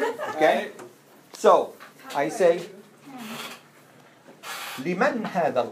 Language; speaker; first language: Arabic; non-native, fluent; English